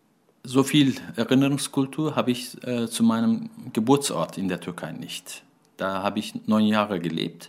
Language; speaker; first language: German; early bilingual, other home language; Turkish